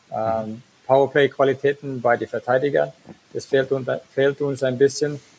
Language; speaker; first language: German; non-native, fluent; Finnish